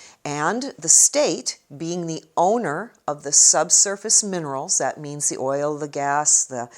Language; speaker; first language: English; native; English